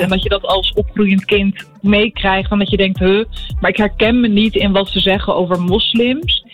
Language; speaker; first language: Dutch; early bilingual, other home language; Arabic